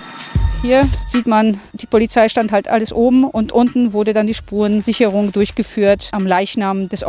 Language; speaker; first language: German; native; German